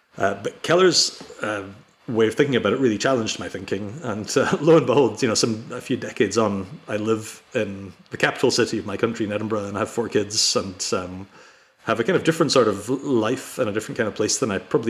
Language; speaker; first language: English; native; English